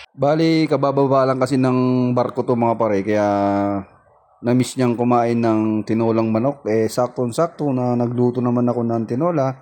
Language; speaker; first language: Filipino; non-native, local second language; Iloko